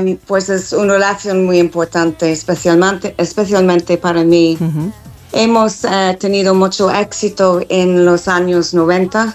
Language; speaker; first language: Spanish; non-native, fluent; English